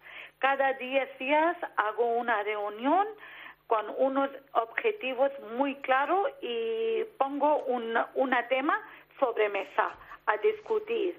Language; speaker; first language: Spanish; non-native, learner; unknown